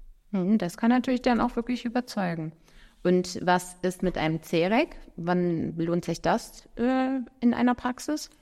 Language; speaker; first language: German; native; German